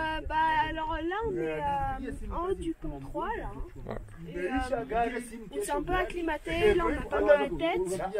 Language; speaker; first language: French; native; French